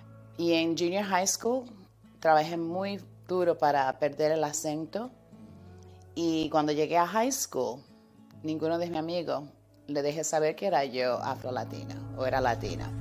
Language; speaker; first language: Spanish; early bilingual, heritage; Spanish